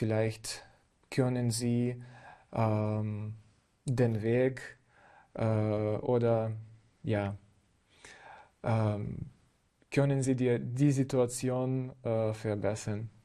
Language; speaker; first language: German; non-native, fluent; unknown